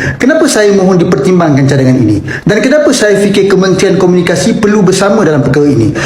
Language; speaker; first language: Malay; native; Malay